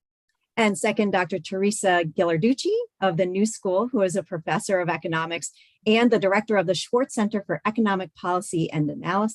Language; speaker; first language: English; native; English